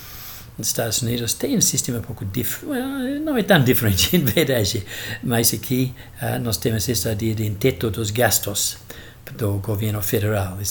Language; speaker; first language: Portuguese; non-native, fluent; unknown